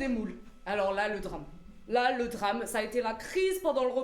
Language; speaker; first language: French; native; French